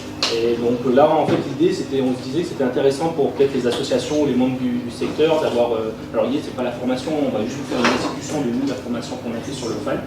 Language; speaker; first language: French; native; French